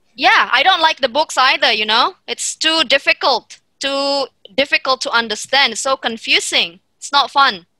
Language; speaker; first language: English; non-native, fluent; Indonesian